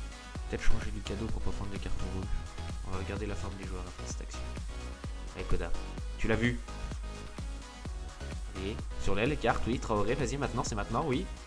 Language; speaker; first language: French; native; French